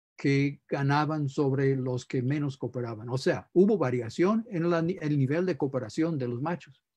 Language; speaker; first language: Spanish; non-native, fluent; English